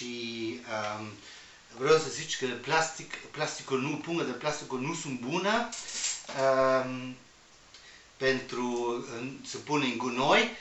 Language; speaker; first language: Romanian; non-native, learner; Spanish